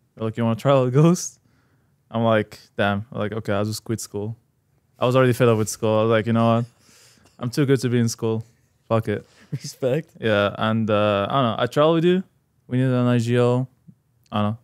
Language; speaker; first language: English; non-native, fluent; Arabic